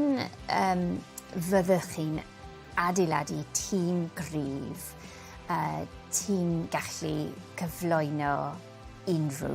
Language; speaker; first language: Welsh; non-native, local second language; English